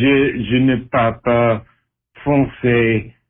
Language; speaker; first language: French; non-native, learner; English